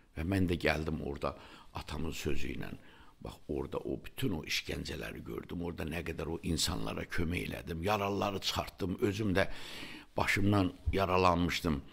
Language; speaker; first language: Azerbaijani; native; Azerbaijani